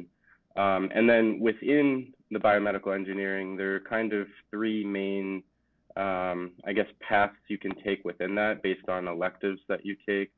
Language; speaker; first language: English; native; English